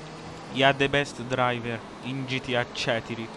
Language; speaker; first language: English; non-native, learner; Italian